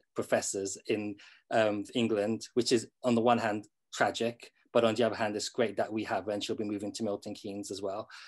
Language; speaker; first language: English; native; English